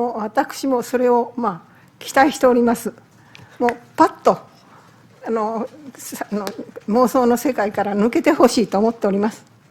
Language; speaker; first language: Japanese; native; Japanese